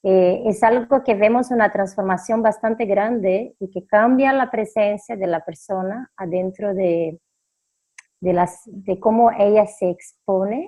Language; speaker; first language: Spanish; non-native, fluent; Portuguese